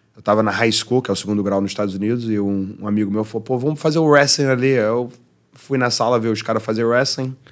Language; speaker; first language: Portuguese; early bilingual, heritage; Portuguese